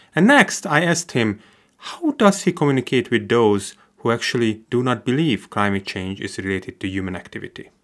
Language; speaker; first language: English; non-native, fluent; Hungarian